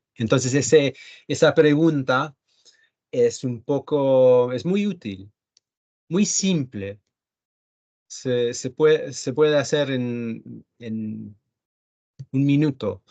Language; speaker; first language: Spanish; early bilingual, heritage; Spanish